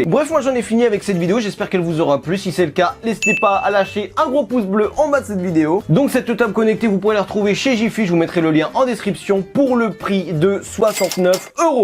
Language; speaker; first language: French; native; French